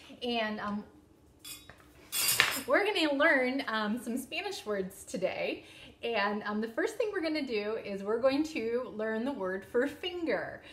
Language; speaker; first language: English; native; English